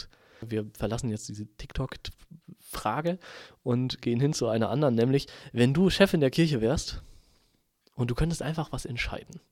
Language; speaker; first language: German; native; German